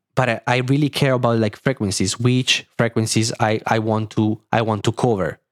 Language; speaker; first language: English; non-native, fluent; Italian